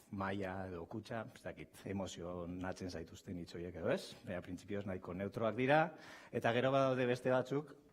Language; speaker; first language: Basque; non-native, local second language; Spanish